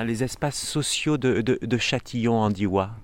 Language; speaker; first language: French; native; French